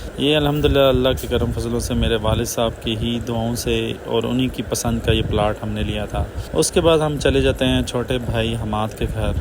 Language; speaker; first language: Urdu; non-native, local second language; Punjabi